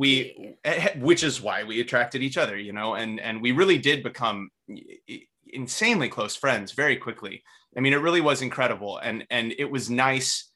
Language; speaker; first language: English; native; English